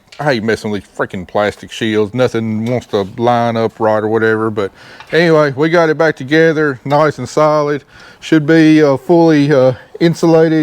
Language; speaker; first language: English; native; English